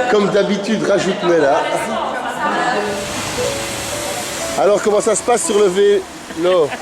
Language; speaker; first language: French; native; French